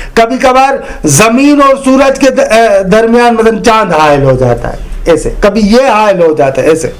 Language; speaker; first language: Urdu; non-native, local second language; Sindhi